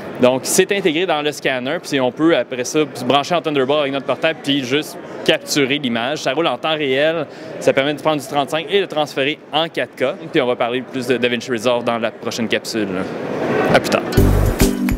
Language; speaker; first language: French; native; French